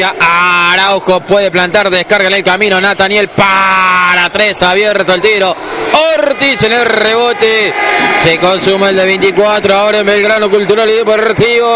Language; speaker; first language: Spanish; native; Spanish